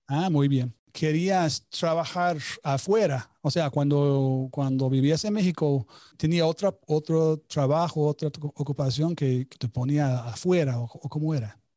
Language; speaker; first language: Spanish; native; Spanish